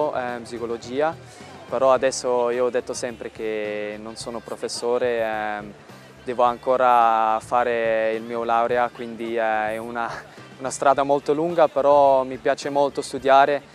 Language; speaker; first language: Italian; non-native, fluent; German